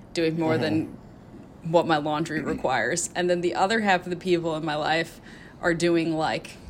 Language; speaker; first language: English; native; English